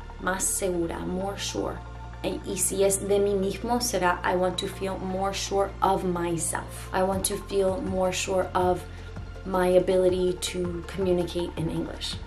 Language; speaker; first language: English; native; English